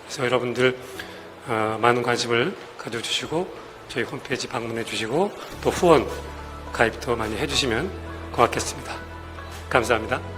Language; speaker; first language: Korean; native; Korean